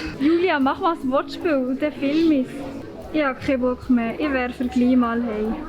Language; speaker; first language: German; native; German